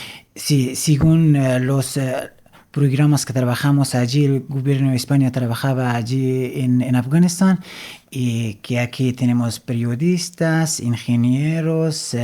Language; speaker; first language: Spanish; non-native, fluent; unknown